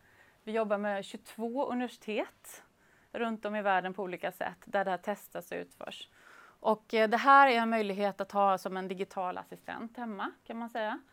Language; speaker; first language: Swedish; native; Swedish